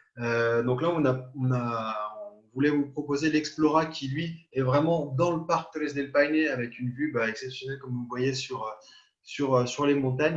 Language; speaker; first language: French; native; French